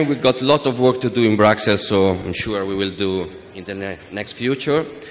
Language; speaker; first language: English; non-native, fluent; Italian